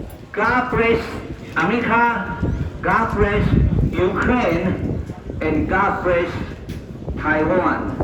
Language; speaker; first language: English; non-native, fluent; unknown